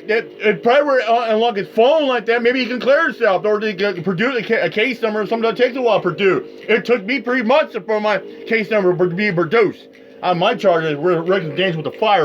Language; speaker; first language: English; native; English